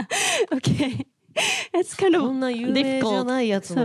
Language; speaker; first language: English; non-native, learner; Japanese